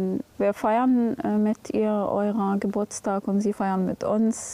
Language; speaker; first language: German; non-native, learner; Arabic